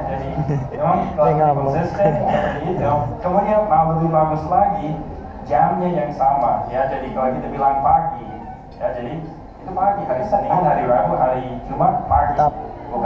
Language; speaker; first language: Indonesian; non-native, fluent; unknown